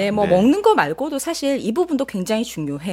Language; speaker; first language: Korean; native; Korean